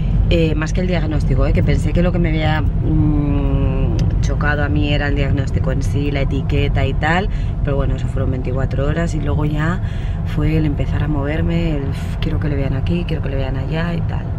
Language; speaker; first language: Spanish; native; Spanish